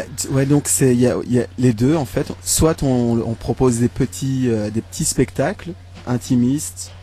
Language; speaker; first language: French; native; French